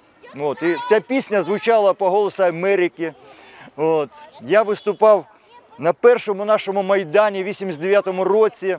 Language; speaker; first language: Ukrainian; native; Ukrainian